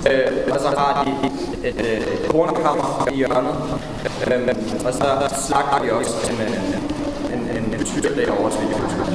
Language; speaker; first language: Danish; native; Danish